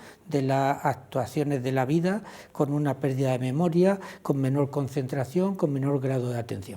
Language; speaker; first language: Spanish; native; Spanish